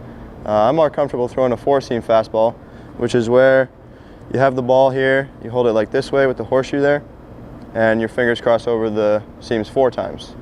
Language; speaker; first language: English; native; English